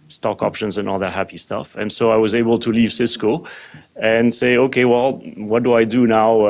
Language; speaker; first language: English; non-native, fluent; French